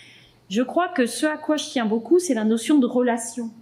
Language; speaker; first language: French; native; French